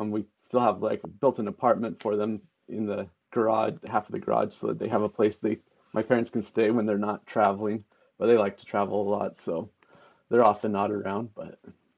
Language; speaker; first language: English; native; English